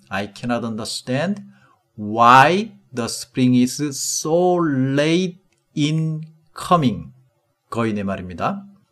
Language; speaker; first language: English; non-native, fluent; Korean